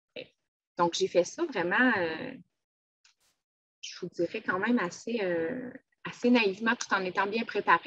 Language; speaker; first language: French; native; French